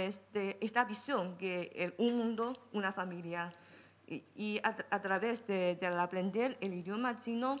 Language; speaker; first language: Spanish; non-native, fluent; Chinese